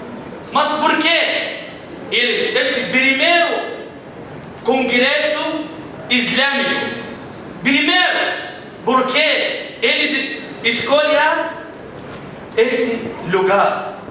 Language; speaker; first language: Portuguese; non-native, learner; Arabic